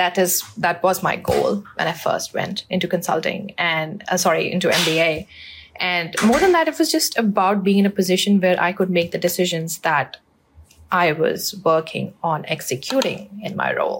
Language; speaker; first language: English; non-native, local second language; Hindi